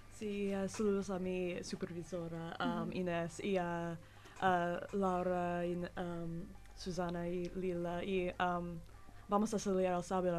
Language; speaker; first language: Spanish; non-native, learner; English